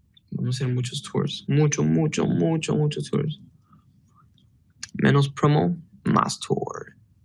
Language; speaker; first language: Spanish; early bilingual, heritage; Spanish